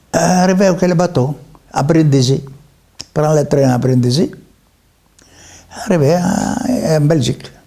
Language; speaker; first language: French; non-native, learner; Greek